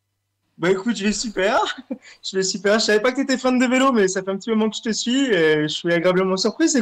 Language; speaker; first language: French; native; French